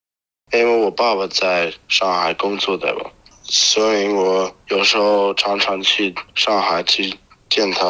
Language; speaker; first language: Chinese; non-native, learner; English